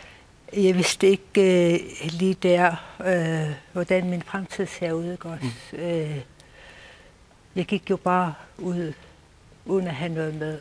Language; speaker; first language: Danish; non-native, local second language; Kalaallisut